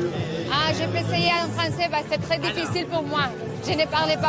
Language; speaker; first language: French; non-native, learner; Spanish